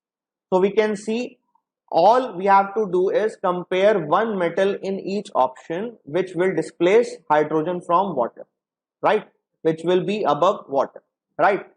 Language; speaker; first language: English; non-native, local second language; Hindi